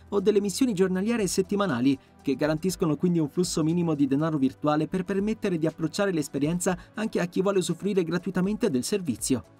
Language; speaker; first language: Italian; native; Italian